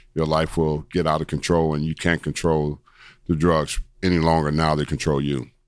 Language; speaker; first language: English; native; English